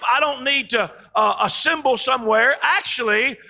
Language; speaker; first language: English; native; English